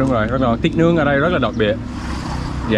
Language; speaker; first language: Vietnamese; non-native, learner; English